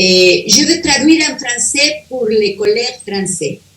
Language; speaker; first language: French; non-native, fluent; Spanish